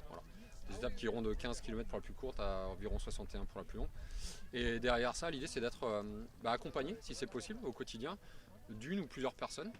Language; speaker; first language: French; native; French